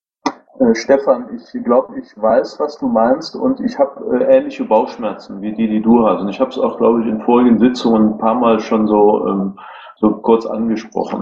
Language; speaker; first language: German; native; German